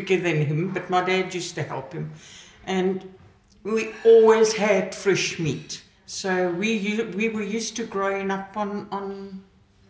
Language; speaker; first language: English; native; English